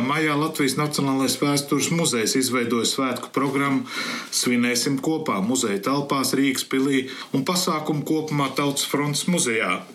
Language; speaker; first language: Latvian; early bilingual, heritage; Latvian